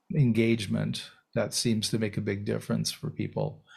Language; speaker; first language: English; native; English